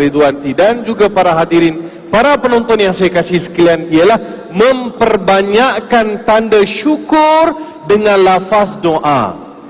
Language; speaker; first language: Malay; non-native, local second language; Tamil